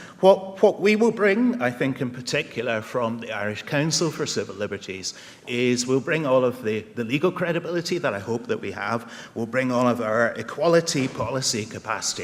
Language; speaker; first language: English; native; English